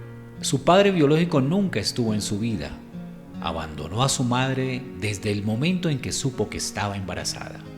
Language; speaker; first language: Spanish; native; Spanish